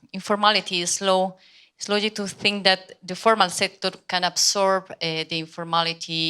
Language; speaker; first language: English; non-native, fluent; Spanish